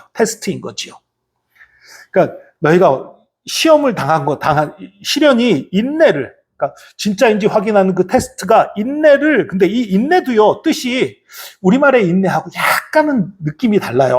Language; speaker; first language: Korean; native; Korean